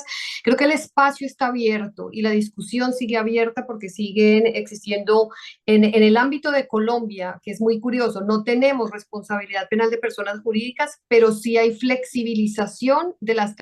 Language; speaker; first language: Spanish; native; Spanish